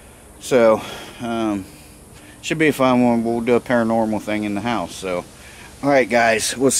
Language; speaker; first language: English; native; English